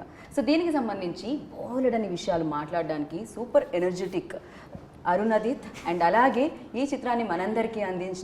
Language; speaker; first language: Telugu; native; Telugu